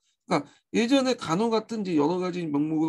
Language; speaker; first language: Korean; native; Korean